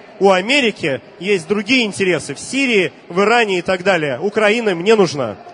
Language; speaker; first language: Russian; native; Russian